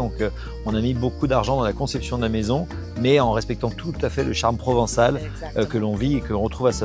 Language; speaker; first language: French; native; French